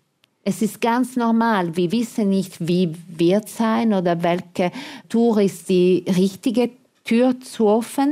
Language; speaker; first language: German; non-native, fluent; Italian